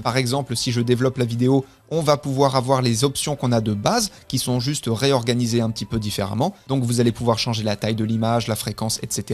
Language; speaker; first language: French; native; French